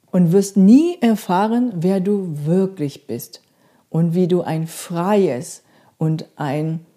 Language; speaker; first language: German; non-native, fluent; Korean